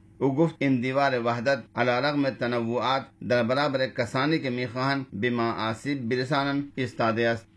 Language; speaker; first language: Persian; non-native, fluent; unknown